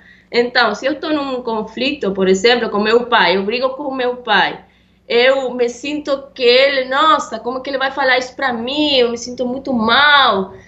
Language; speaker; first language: Portuguese; non-native, fluent; Spanish